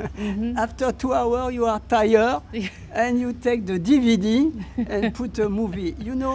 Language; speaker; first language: English; non-native, learner; French